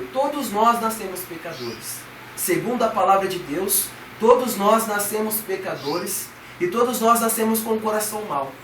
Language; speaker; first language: Portuguese; native; Portuguese